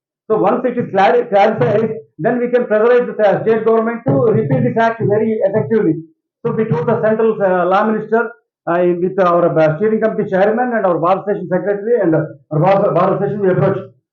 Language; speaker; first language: English; non-native, local second language; Telugu